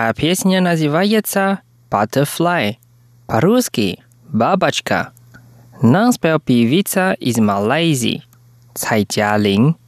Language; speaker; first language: Russian; non-native, fluent; Chinese